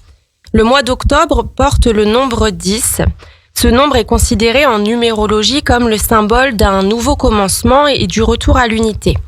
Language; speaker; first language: French; native; French